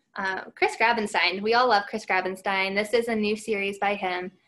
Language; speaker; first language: English; native; English